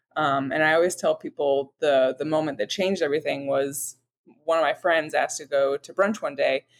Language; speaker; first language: English; native; English